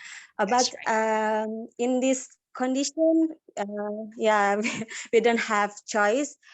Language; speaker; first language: English; non-native, learner; Indonesian